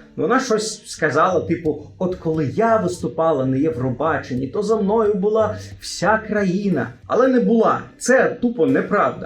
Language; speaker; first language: Ukrainian; non-native, local second language; Russian